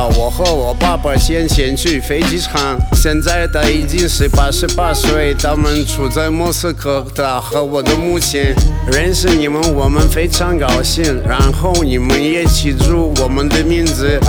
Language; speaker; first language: Chinese; non-native, learner; Russian